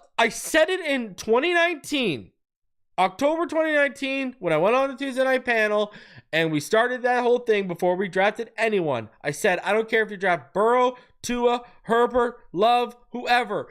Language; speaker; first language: English; native; English